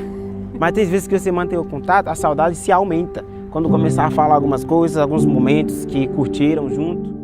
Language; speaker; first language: Portuguese; non-native, fluent; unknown